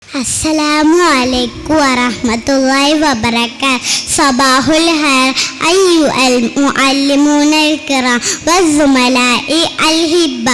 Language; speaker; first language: Arabic; non-native, learner; Malayalam